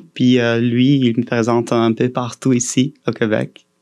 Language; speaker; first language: French; non-native, fluent; Portuguese